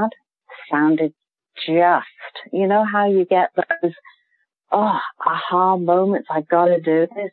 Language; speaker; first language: English; native; English